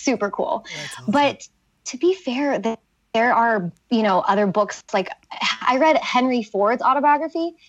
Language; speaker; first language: English; native; English